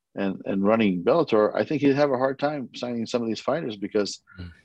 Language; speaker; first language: English; early bilingual, other home language; Korean